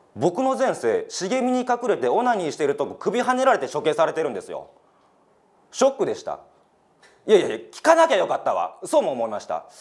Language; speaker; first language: Japanese; native; Japanese